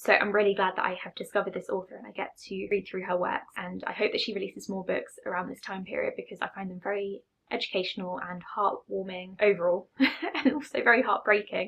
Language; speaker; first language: English; native; English